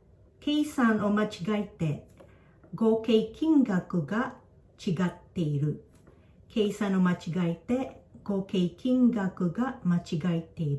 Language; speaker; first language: Japanese; non-native, fluent; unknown